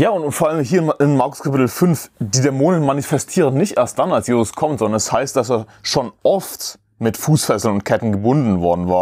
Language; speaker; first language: German; native; German